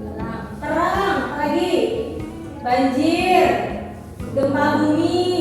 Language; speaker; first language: Indonesian; native; Indonesian